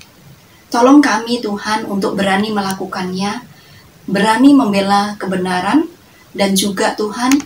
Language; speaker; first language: Indonesian; native; Indonesian